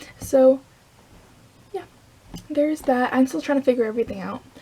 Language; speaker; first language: English; native; English